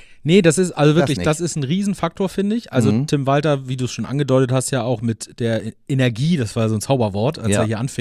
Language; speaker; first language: German; native; German